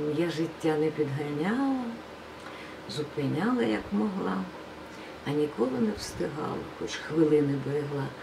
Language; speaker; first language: Ukrainian; non-native, local second language; Russian